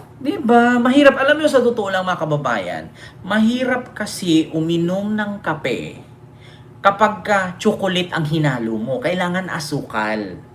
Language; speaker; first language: Filipino; non-native, local second language; Cebuano